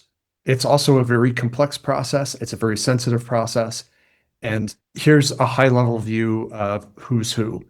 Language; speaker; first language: English; native; English